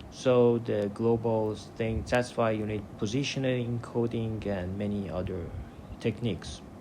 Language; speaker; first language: English; non-native, fluent; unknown